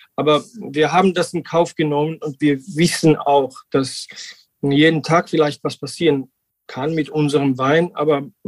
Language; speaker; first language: German; non-native, fluent; Georgian